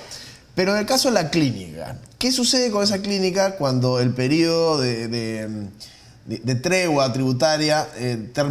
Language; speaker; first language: Spanish; native; Spanish